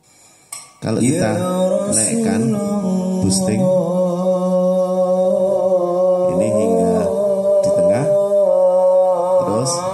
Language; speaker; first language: Indonesian; native; Indonesian